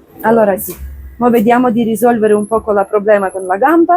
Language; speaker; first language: Italian; non-native, fluent; Ukrainian